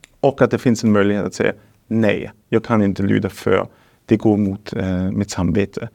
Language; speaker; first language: Swedish; non-native, fluent; German